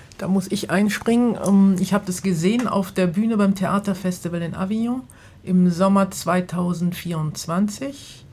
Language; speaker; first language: German; native; German